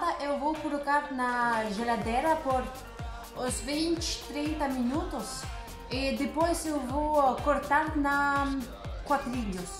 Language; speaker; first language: Portuguese; non-native, learner; Danish